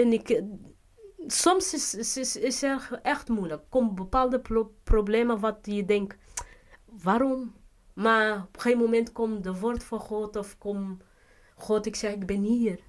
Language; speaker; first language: Dutch; non-native, fluent; Portuguese